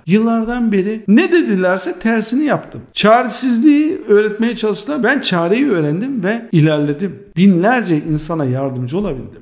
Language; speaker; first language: Turkish; early bilingual, heritage; Turkish